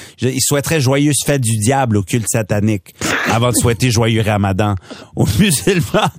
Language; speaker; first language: French; non-native, local second language; Punjabi